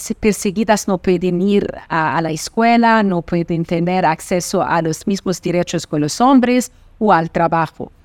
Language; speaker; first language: Spanish; non-native, fluent; Portuguese